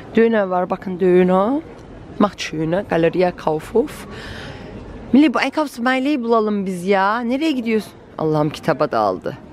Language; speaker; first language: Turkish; early bilingual, heritage; Turkish